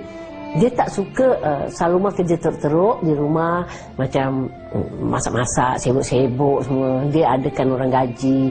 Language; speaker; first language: Malay; native; Malay